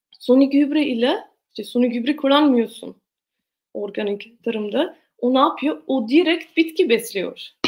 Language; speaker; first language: Turkish; non-native, fluent; German